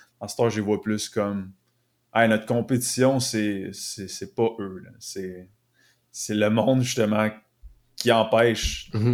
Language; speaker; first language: French; native; French